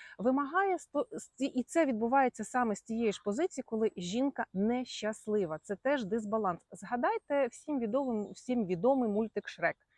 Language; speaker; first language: Ukrainian; non-native, local second language; Russian